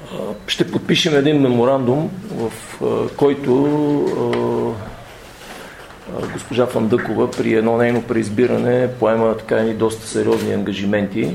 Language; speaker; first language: Bulgarian; native; Bulgarian